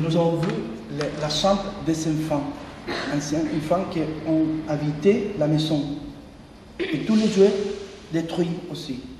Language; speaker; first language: French; non-native, learner; Spanish